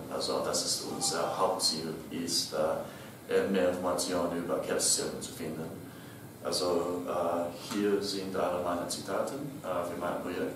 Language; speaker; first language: German; non-native, learner; English